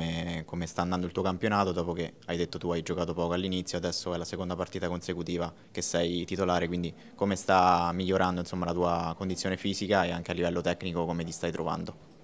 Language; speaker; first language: Italian; native; Italian